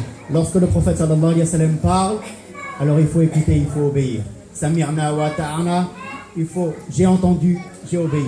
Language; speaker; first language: French; native; French